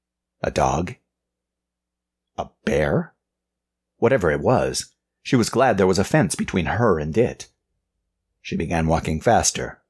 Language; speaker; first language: English; native; English